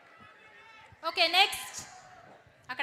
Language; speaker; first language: Telugu; native; Telugu